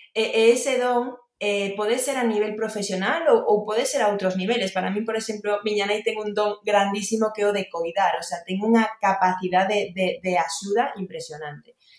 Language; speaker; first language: Galician; non-native, local second language; Spanish